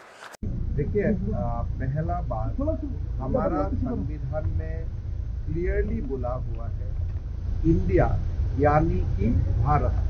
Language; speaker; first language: Hindi; non-native, local second language; Gujarati